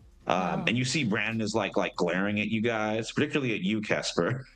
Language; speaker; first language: English; native; English